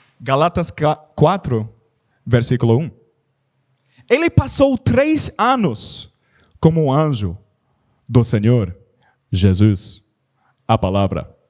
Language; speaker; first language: Portuguese; non-native, learner; English